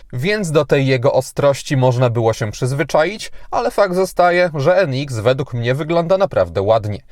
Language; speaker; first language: Polish; native; Polish